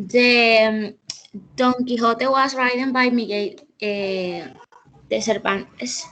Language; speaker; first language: English; non-native, learner; Spanish